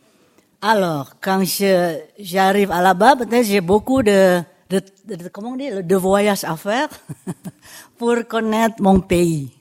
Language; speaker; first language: French; non-native, fluent; Indonesian